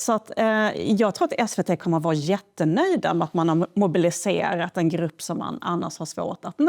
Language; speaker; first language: Swedish; native; Swedish